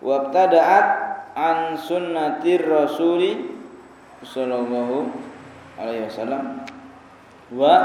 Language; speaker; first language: Arabic; non-native, fluent; Indonesian